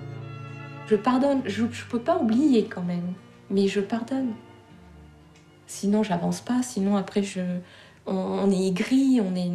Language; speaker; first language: French; native; French